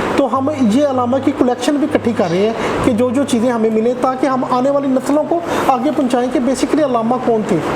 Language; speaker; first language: Urdu; non-native, local second language; Punjabi